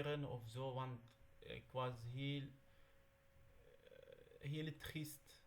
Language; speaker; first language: Dutch; non-native, learner; Arabic